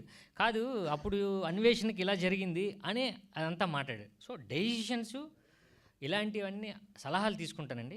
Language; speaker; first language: Telugu; native; Telugu